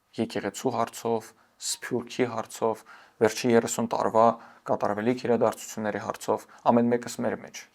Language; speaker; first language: Armenian; early bilingual, heritage; Armenian